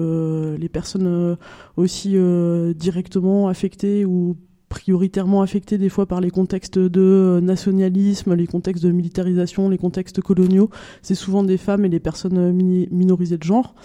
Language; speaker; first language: French; native; French